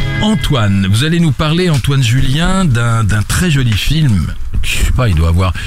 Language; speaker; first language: French; native; French